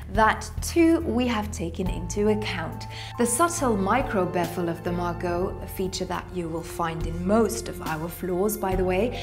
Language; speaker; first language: English; non-native, fluent; Dutch